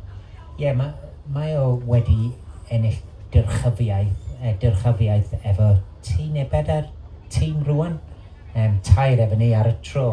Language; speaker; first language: Welsh; non-native, local second language; English